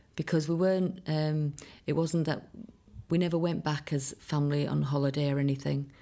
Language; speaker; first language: English; early bilingual, other home language; Irish